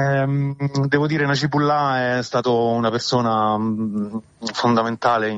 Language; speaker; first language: Italian; native; Italian